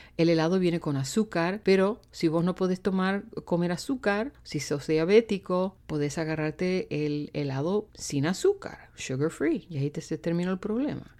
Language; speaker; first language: Spanish; native; Spanish